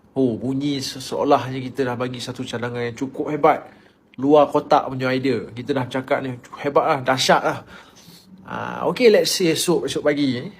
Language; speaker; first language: Malay; native; Malay